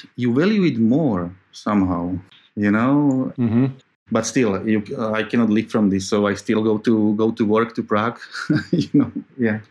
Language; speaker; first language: English; non-native, fluent; Slovak